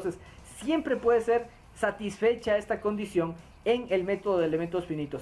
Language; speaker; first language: Spanish; native; Spanish